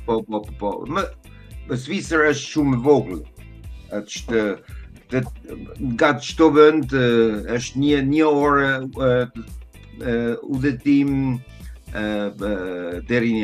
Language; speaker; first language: Albanian; non-native, learner; German